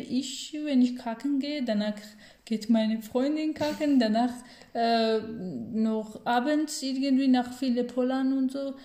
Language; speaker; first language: German; non-native, learner; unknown